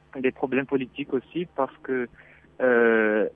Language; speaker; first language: French; non-native, fluent; Portuguese